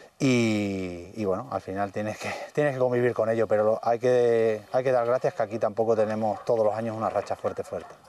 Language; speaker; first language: Spanish; native; Spanish